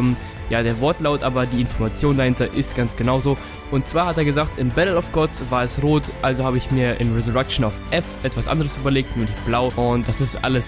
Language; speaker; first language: German; native; German